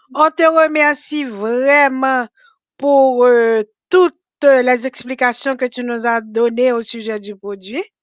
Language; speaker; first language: French; non-native, local second language; Haitian Creole